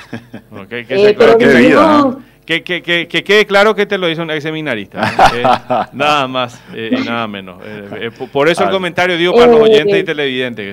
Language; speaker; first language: Spanish; native; Spanish